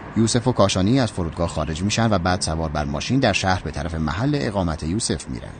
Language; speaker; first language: Persian; native; Persian